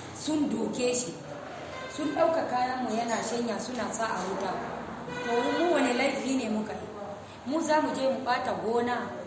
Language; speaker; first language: Hausa; non-native, local second language; Fula